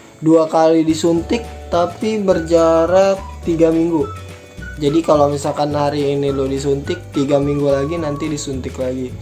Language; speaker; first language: Indonesian; native; Indonesian